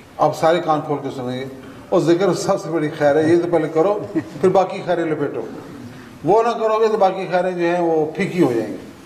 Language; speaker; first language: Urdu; non-native, local second language; Punjabi